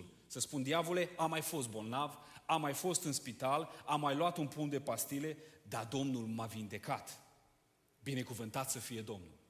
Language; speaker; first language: Romanian; native; Romanian